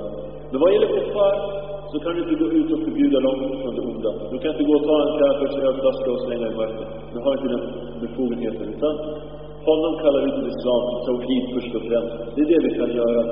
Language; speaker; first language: Swedish; early bilingual, other home language; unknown